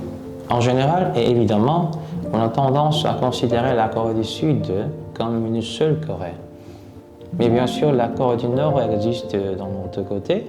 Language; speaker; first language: French; non-native, fluent; Korean